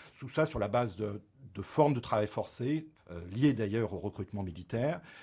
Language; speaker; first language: French; native; French